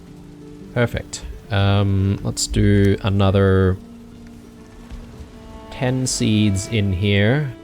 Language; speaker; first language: English; native; English